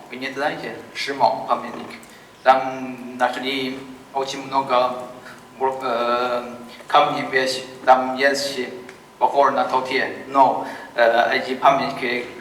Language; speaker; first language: Russian; non-native, learner; Chinese